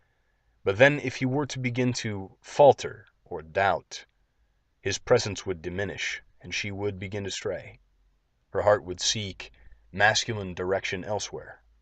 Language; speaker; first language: English; native; English